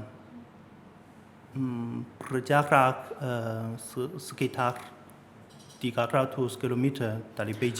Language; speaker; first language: Indonesian; non-native, learner; Chinese